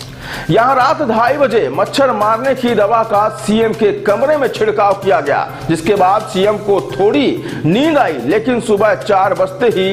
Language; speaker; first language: Hindi; native; Hindi